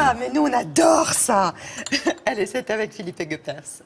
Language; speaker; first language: French; native; French